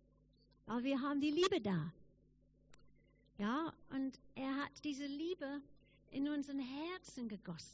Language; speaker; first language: German; non-native, fluent; English